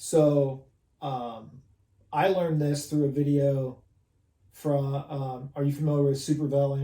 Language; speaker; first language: English; native; English